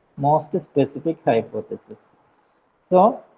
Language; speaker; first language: English; non-native, local second language; Malayalam